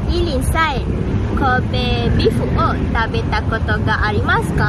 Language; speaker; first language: Japanese; non-native, learner; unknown